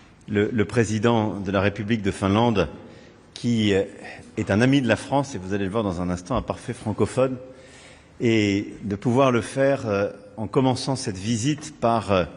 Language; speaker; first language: French; native; French